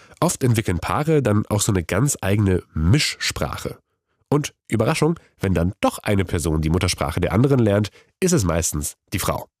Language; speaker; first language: German; non-native, fluent; Polish